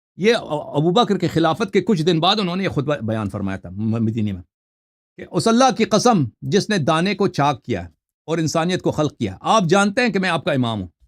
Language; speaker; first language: Urdu; non-native, fluent; Persian